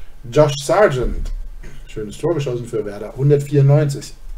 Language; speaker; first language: German; native; German